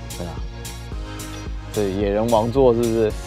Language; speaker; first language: Chinese; native; Chinese